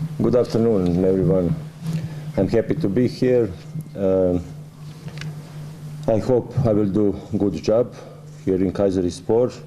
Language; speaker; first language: English; non-native, fluent; Croatian